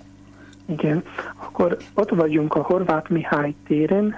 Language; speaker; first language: Hungarian; non-native, learner; Portuguese